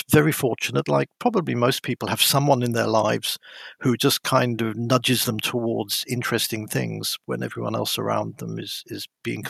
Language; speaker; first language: English; native; English